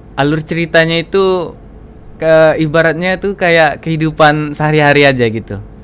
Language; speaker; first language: Indonesian; native; Indonesian